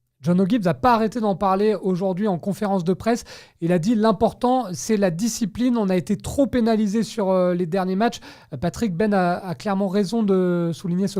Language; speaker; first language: French; native; French